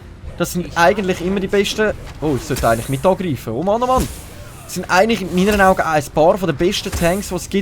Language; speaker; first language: German; native; German